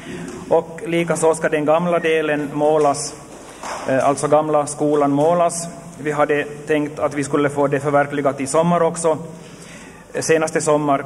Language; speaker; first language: Swedish; native; Swedish